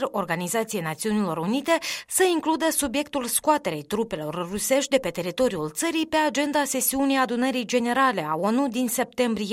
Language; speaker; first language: Romanian; native; Romanian